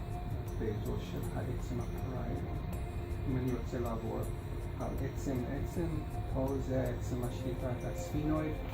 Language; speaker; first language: Hebrew; non-native, fluent; English